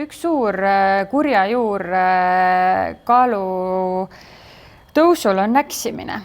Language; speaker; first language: Estonian; native; Estonian